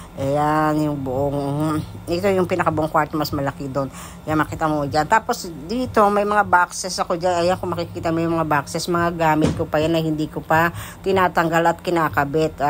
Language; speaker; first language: Filipino; non-native, local second language; Hiligaynon